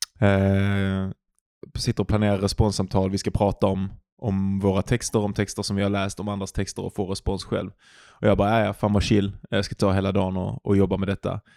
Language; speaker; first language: Swedish; native; Swedish